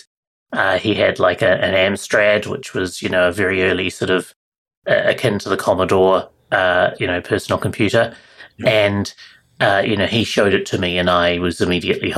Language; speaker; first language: English; native; English